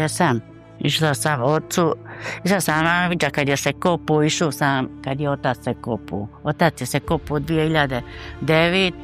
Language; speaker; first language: Bosnian; native; Bosnian